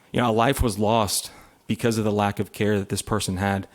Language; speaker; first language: English; native; English